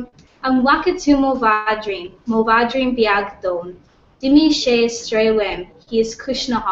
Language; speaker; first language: Irish; non-native, local second language; English